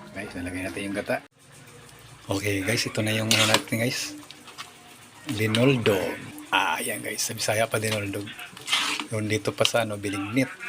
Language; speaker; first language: Filipino; non-native, local second language; Cebuano